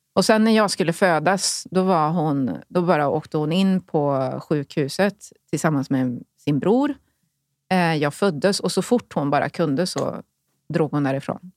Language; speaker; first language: Swedish; early bilingual, other home language; Spanish